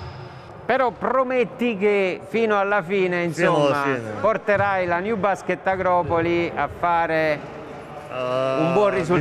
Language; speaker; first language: Italian; native; Italian